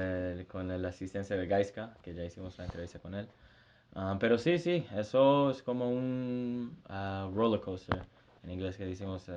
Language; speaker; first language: Spanish; early bilingual, heritage; Spanish